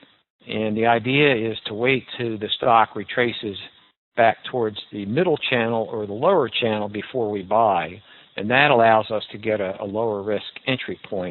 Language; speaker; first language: English; native; English